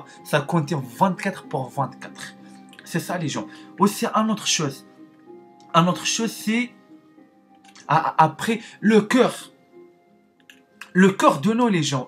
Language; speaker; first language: French; non-native, learner; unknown